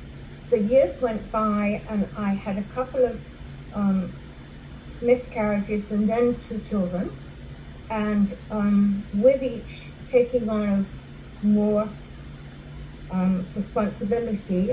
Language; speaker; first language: English; native; English